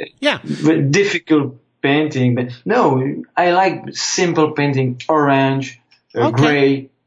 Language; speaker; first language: English; non-native, fluent; French